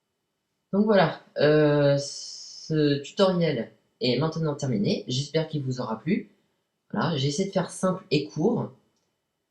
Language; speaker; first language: French; native; French